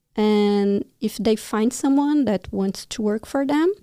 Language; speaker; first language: English; non-native, fluent; Portuguese